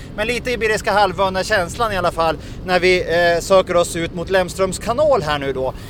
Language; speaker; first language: Swedish; native; Swedish